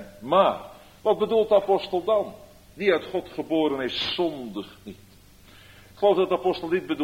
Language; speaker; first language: Dutch; native; Dutch